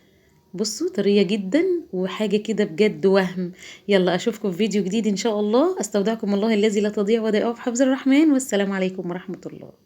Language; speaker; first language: Arabic; native; Arabic